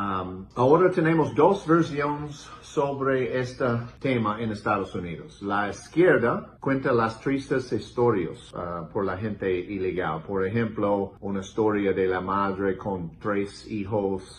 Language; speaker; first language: Spanish; non-native, learner; English